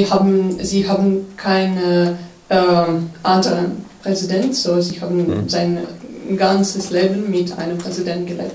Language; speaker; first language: German; non-native, fluent; Russian